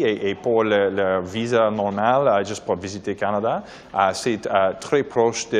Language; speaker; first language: French; non-native, learner; English